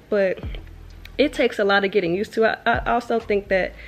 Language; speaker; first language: English; native; English